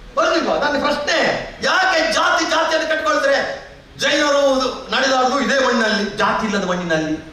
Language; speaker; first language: Kannada; native; Kannada